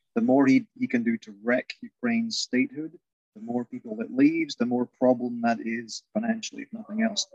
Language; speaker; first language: English; native; English